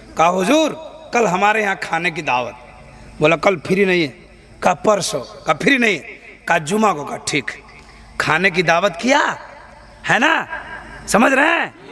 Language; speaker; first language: Hindi; native; Hindi